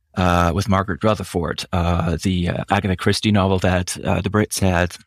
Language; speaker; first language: English; non-native, fluent; German